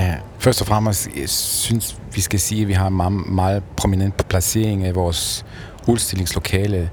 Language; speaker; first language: Danish; non-native, fluent; German